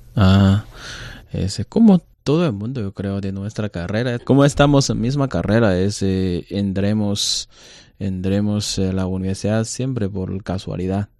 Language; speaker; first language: Spanish; non-native, learner; Chinese